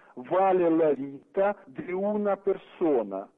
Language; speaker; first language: Italian; non-native, fluent; Ukrainian